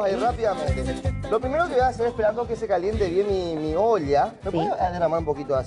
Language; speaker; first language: Spanish; native; Spanish